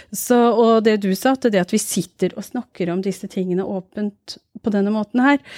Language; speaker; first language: Norwegian; early bilingual, other home language; Urdu